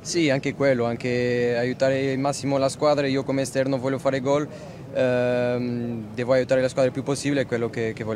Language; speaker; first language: Italian; non-native, fluent; Portuguese